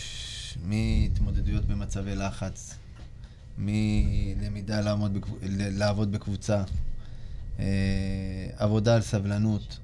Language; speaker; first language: Hebrew; native; Hebrew